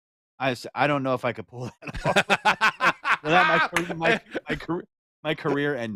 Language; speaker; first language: English; native; English